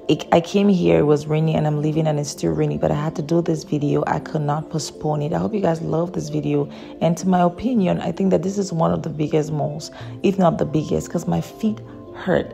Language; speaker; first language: English; native; English